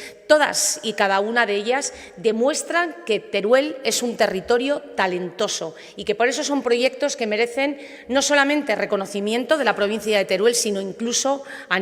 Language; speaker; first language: Spanish; native; Spanish